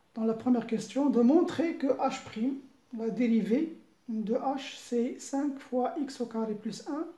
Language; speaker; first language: French; non-native, local second language; Arabic